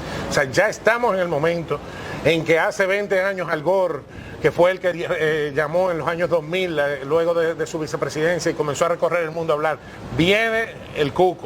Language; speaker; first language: Spanish; native; Spanish